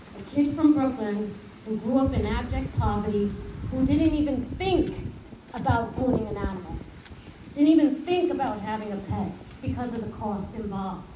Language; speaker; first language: English; native; English